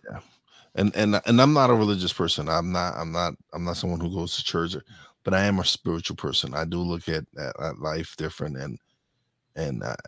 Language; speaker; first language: English; native; English